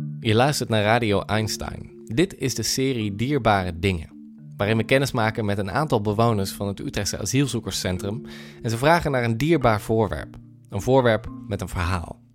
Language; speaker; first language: Dutch; native; Dutch